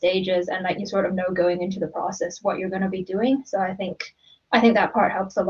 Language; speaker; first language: English; non-native, local second language; Cantonese